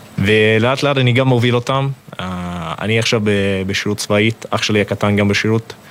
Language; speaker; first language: Hebrew; non-native, fluent; English